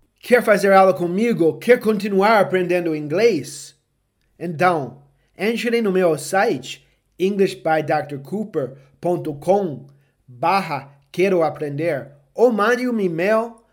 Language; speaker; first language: Portuguese; non-native, fluent; English